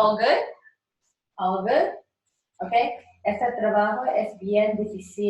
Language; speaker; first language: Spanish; non-native, learner; English